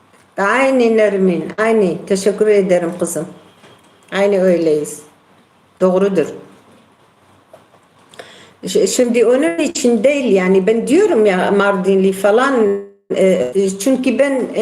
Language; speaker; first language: Turkish; non-native, local second language; Kurdish